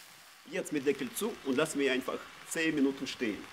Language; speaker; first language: German; non-native, fluent; Russian